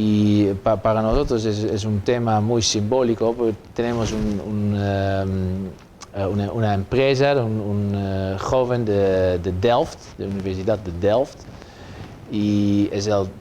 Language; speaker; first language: Spanish; non-native, fluent; Dutch